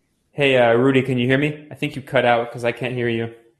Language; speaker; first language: English; native; English